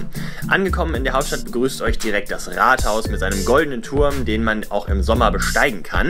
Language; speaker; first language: German; native; German